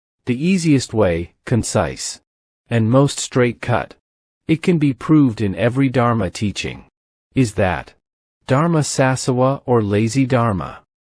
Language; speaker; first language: English; non-native, learner; Thai